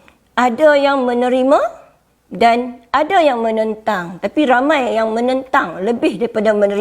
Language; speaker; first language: Malay; native; Malay